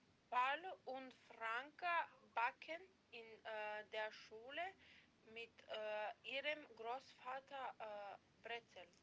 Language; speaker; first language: German; non-native, learner; Macedonian